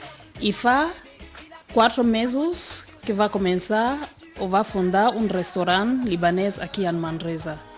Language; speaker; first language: Catalan; non-native, fluent; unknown